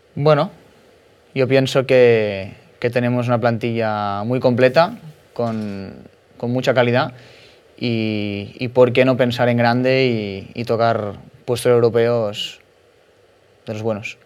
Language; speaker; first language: Spanish; native; Spanish